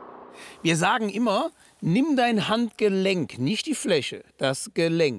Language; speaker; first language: German; native; German